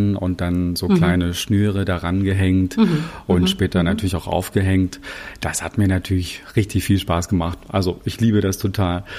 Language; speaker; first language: German; native; German